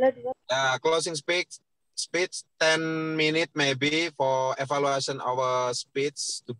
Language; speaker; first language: English; non-native, learner; Indonesian